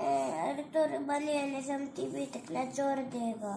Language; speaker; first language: Hindi; non-native, local second language; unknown